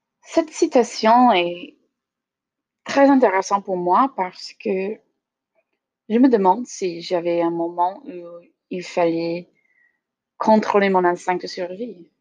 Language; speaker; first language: French; non-native, learner; English